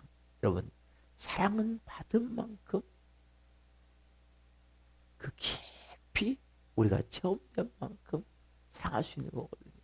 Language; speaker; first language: Korean; native; Korean